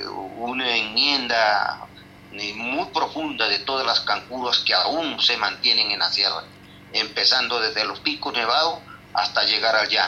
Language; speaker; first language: Spanish; non-native, local second language; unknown